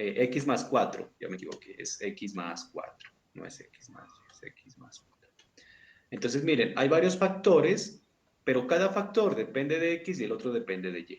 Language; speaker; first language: Spanish; native; Spanish